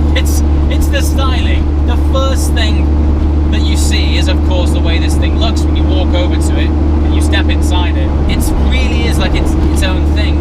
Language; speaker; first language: English; native; English